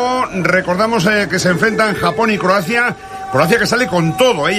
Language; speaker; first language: Spanish; native; Spanish